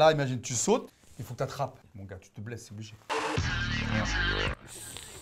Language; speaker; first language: French; native; French